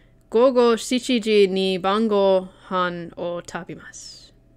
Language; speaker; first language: Japanese; non-native, learner; English